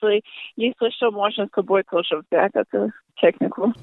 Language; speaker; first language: Russian; early bilingual, heritage; Russian